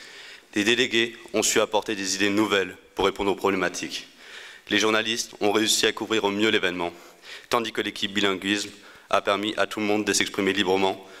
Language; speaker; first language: French; native; French